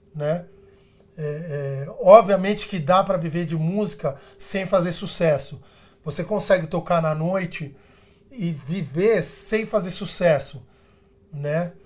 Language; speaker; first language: Portuguese; early bilingual, other home language; Spanish